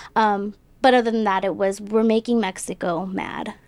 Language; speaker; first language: English; native; English